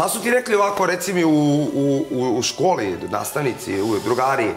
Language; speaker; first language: Serbian; native; Serbian